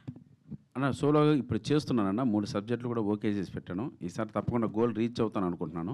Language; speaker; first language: Telugu; native; Telugu